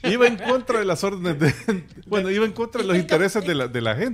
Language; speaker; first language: Spanish; native; Spanish